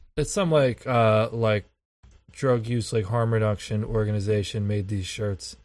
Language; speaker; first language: English; native; English